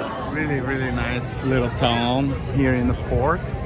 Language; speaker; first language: English; non-native, fluent; Portuguese